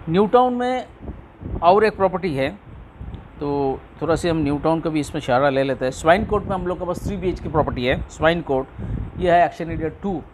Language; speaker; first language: Hindi; non-native, local second language; Bangla